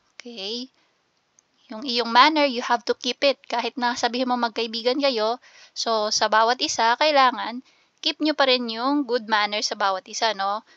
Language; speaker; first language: Filipino; native; Filipino